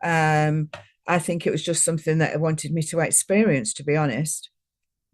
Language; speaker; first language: English; native; English